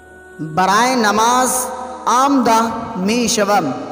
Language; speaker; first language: Persian; non-native, learner; Urdu